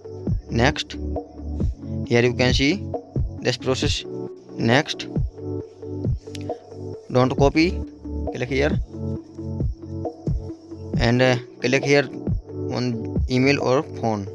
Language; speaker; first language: English; non-native, local second language; Hindi